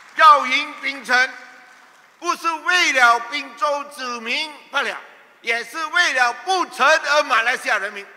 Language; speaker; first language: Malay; non-native, local second language; Chinese